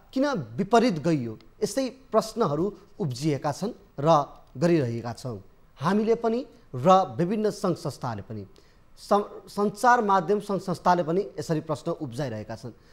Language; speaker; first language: Nepali; native; Nepali